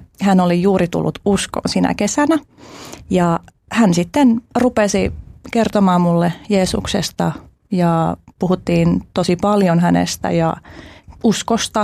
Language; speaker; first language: Finnish; early bilingual, other home language; Albanian